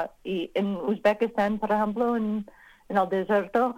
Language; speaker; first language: Spanish; non-native, learner; English